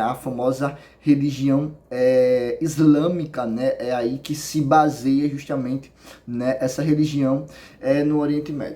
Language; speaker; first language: Portuguese; native; Portuguese